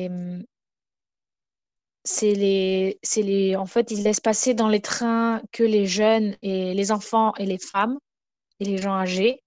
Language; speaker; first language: French; non-native, fluent; Ukrainian